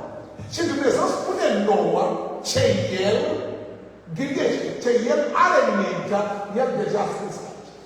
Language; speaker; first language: Romanian; non-native, learner; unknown